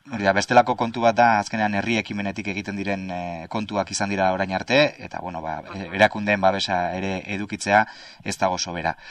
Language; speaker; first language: Basque; native; Basque